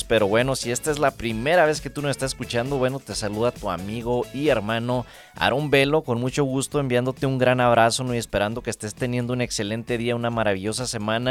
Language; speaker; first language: Spanish; native; Spanish